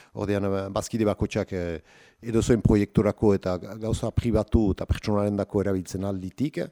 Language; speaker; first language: Basque; native; Basque